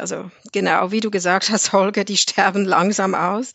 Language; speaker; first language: German; native; German